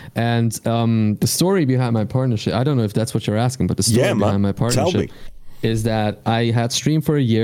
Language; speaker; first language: English; non-native, fluent; Swiss German